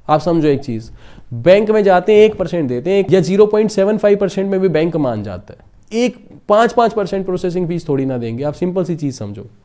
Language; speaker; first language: Hindi; native; Hindi